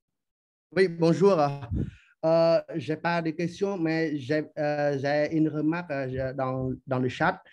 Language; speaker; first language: French; non-native, fluent; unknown